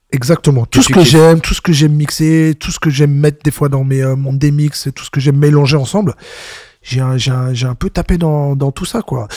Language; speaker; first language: French; native; French